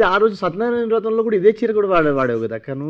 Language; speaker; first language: Telugu; native; Telugu